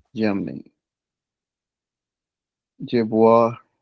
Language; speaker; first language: French; non-native, learner; Punjabi